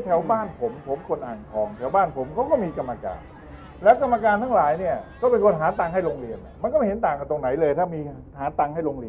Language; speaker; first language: Thai; native; Thai